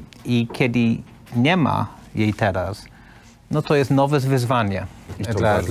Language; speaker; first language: Polish; non-native, learner; English